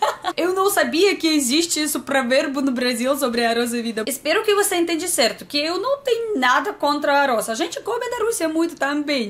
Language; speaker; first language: Portuguese; non-native, learner; Russian